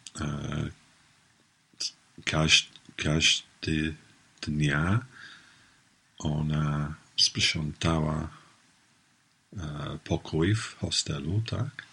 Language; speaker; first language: Polish; non-native, learner; English